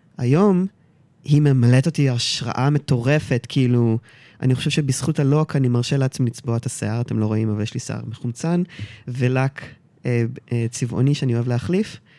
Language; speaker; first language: Hebrew; early bilingual, heritage; Hebrew